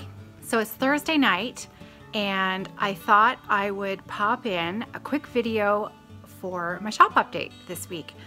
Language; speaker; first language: English; native; English